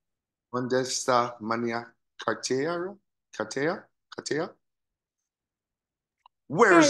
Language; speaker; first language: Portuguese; non-native, learner; English